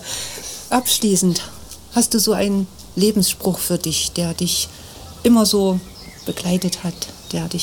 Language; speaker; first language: German; native; German